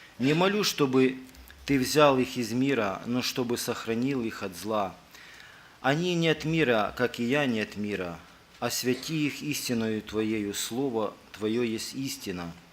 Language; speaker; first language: Russian; native; Russian